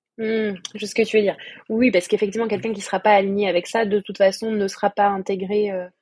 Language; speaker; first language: French; native; French